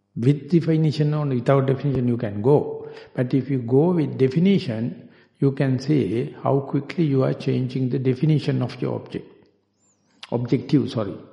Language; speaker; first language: English; non-native, local second language; Sinhala